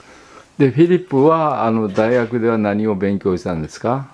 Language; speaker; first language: Japanese; native; Japanese